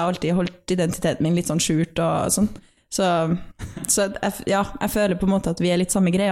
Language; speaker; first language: Norwegian; native; Norwegian